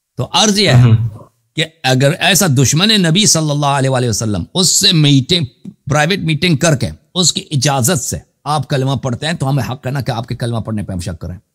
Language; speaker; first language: Urdu; non-native, fluent; Persian